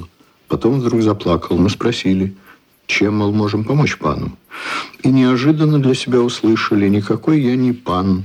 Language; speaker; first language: Russian; native; Russian